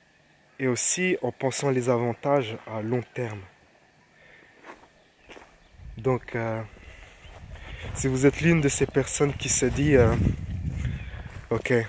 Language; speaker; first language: French; non-native, fluent; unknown